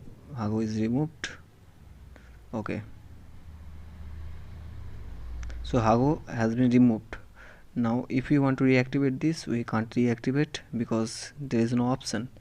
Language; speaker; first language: English; non-native, local second language; Hindi